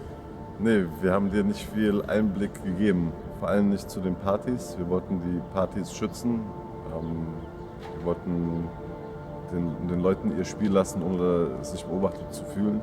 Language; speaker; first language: German; native; German